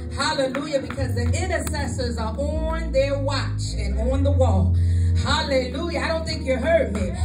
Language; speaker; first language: English; native; English